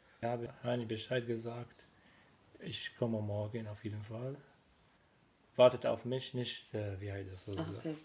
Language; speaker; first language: German; non-native, learner; Arabic